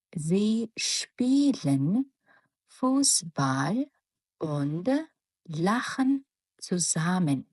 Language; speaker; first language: German; non-native, fluent; Mongolian